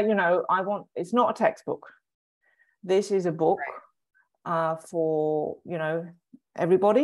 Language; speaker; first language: English; native; English